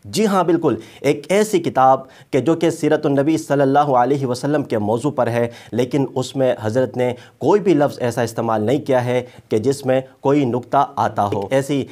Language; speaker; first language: Urdu; native; Urdu